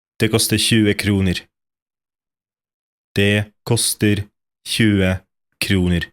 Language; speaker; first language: Norwegian; non-native, fluent; Polish